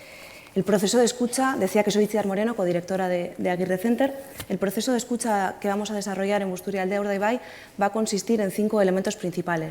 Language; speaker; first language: Spanish; native; Spanish